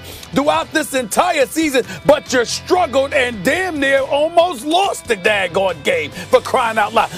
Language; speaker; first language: English; native; English